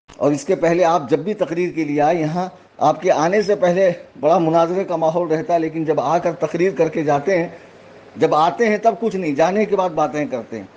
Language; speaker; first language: Urdu; native; Urdu